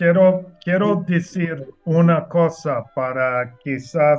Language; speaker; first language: Spanish; non-native, learner; English